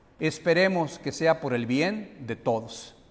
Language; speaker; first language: Spanish; native; Spanish